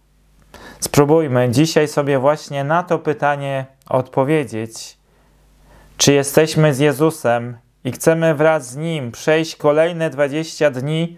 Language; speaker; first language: Polish; native; Polish